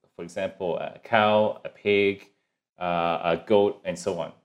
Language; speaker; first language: English; non-native, local second language; Cantonese